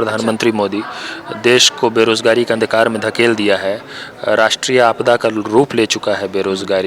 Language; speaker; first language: Hindi; native; Hindi